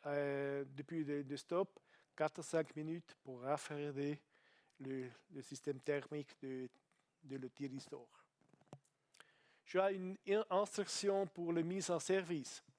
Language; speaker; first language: French; non-native, learner; Italian